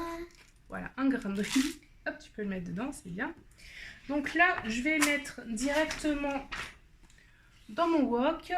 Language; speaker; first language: French; native; French